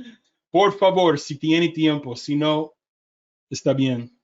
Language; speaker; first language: Spanish; non-native, learner; English